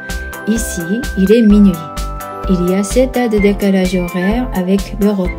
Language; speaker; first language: French; non-native, fluent; Japanese